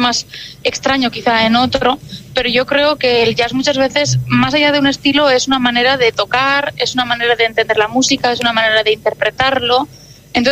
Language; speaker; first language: Spanish; non-native, local second language; Basque